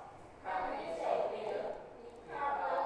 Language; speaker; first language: Chinese; non-native, learner; Vietnamese